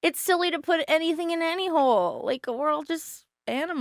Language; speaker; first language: English; native; English